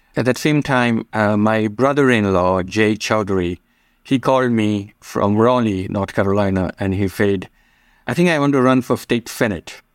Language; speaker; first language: English; non-native, local second language; Gujarati